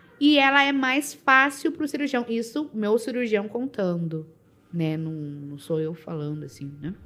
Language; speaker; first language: Portuguese; native; Portuguese